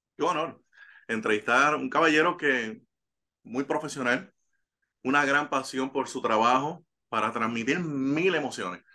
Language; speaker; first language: Spanish; native; Spanish